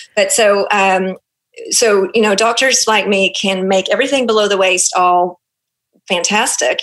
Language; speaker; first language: English; native; English